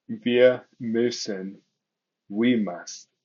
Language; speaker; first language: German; non-native, fluent; English